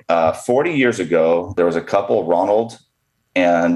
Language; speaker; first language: English; native; English